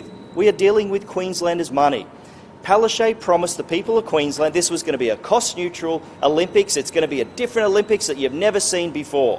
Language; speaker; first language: English; native; English